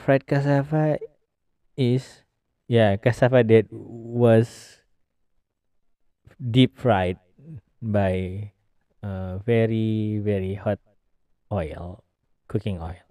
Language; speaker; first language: English; non-native, learner; Indonesian